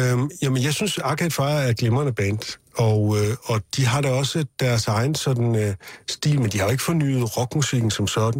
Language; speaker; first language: Danish; native; Danish